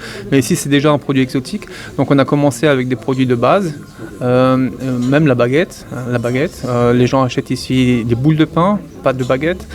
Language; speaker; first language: French; native; French